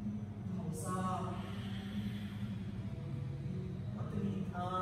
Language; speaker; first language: Vietnamese; non-native, learner; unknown